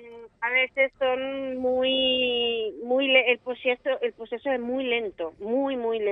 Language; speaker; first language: Spanish; non-native, fluent; Italian